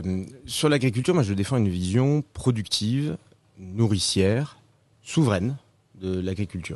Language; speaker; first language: French; native; French